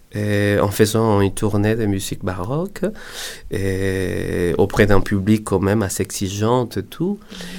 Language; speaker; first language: French; non-native, fluent; Spanish